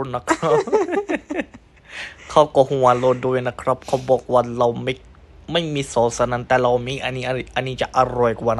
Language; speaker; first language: Thai; non-native, fluent; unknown